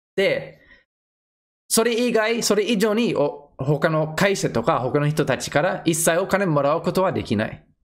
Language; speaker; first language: Japanese; non-native, fluent; English